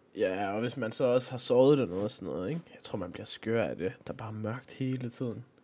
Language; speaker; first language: Danish; native; Danish